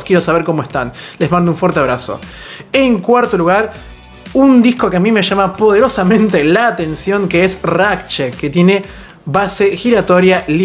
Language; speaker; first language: Spanish; native; Spanish